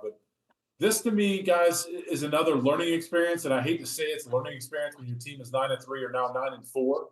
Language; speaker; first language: English; native; English